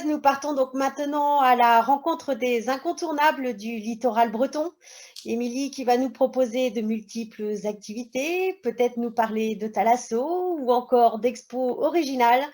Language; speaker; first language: French; native; French